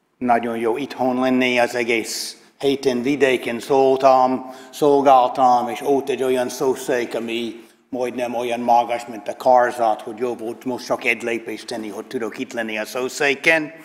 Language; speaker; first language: Hungarian; non-native, learner; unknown